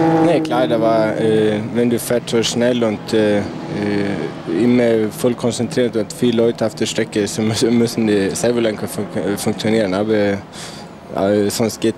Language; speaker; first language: German; non-native, learner; Swedish